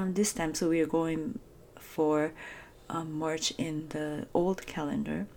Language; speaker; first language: English; non-native, fluent; Japanese